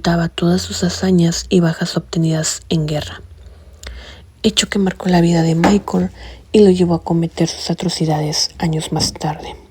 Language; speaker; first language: Spanish; native; Spanish